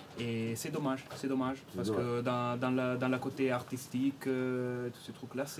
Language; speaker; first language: French; non-native, fluent; Italian